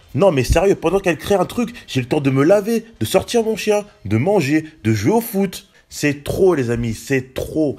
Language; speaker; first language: French; native; French